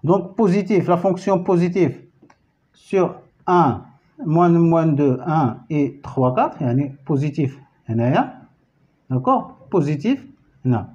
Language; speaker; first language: French; non-native, local second language; Arabic